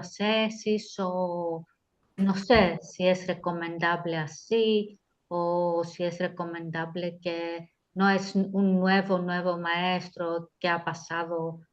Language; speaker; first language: Spanish; non-native, fluent; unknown